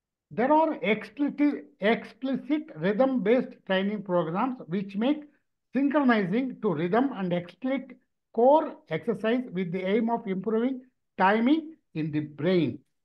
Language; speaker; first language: English; non-native, local second language; Tamil